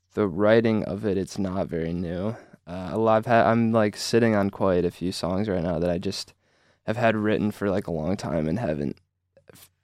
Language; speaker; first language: English; native; English